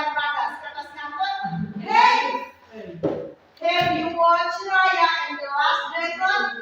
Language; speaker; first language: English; non-native, learner; Indonesian